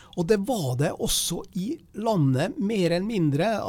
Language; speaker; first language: Norwegian; native; Norwegian